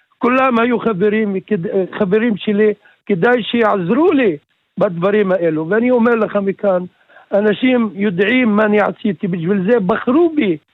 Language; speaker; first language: Hebrew; non-native, local second language; Arabic